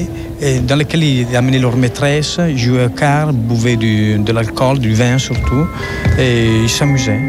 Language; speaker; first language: French; non-native, fluent; Italian